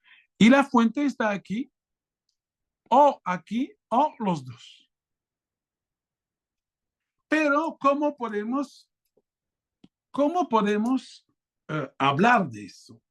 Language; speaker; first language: Spanish; non-native, fluent; French